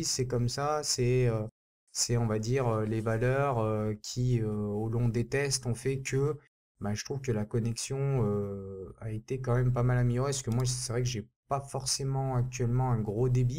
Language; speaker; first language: French; native; French